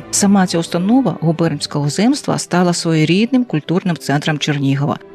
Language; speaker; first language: Ukrainian; native; Ukrainian